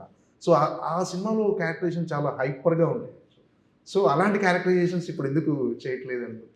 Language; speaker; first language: Telugu; native; Telugu